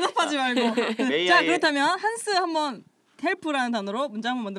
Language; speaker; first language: Korean; native; Korean